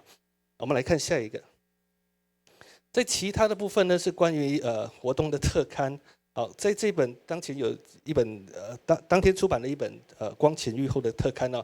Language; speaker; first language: Chinese; native; Chinese